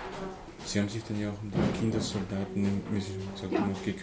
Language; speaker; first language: German; native; German